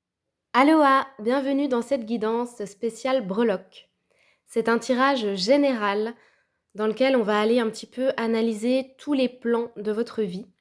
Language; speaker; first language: French; native; French